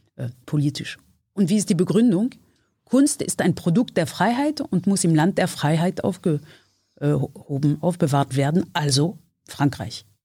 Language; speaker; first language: German; non-native, fluent; French